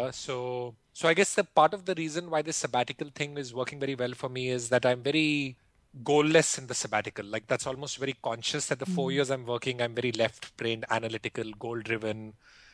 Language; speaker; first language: English; non-native, local second language; Hindi